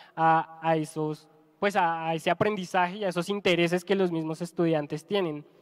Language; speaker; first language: Spanish; native; Spanish